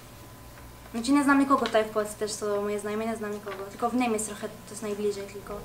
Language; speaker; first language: Polish; early bilingual, heritage; Arabic